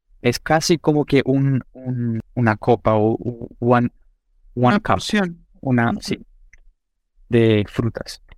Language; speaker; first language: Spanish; non-native, fluent; Portuguese